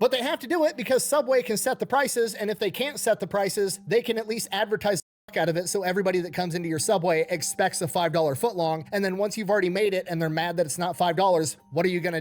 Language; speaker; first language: English; native; English